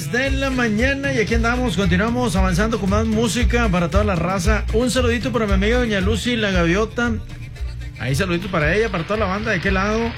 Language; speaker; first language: Spanish; native; Spanish